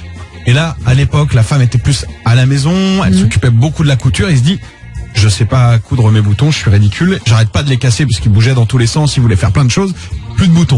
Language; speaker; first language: French; native; French